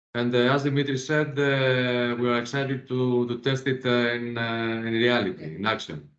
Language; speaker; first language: English; non-native, fluent; Greek